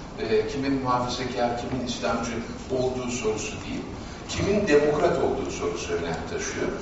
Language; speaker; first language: Turkish; native; Turkish